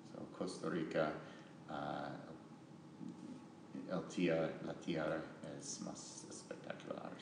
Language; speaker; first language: Spanish; non-native, learner; English